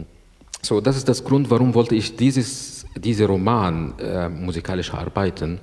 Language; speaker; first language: German; non-native, learner; Arabic